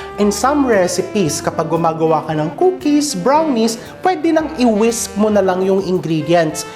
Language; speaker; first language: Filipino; native; Filipino